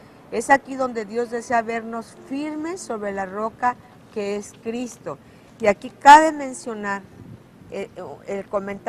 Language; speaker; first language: Spanish; native; Spanish